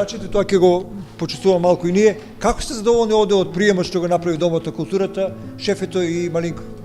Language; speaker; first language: Macedonian; native; Macedonian